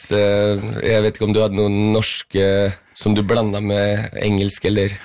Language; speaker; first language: Norwegian; native; Norwegian